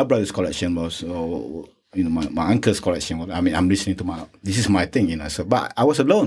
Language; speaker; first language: English; non-native, local second language; Malay